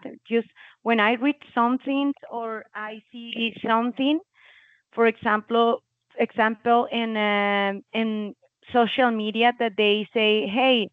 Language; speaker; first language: English; non-native, learner; Spanish